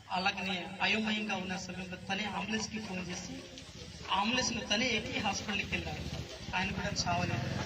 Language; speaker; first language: Telugu; non-native, local second language; Lambadi